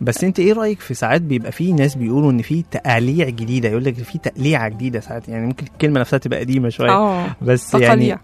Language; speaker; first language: Arabic; native; Arabic